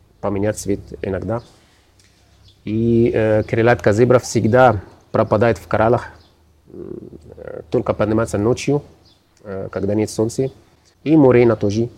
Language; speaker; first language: Russian; non-native, learner; Arabic